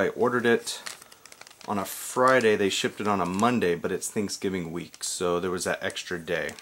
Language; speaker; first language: English; native; English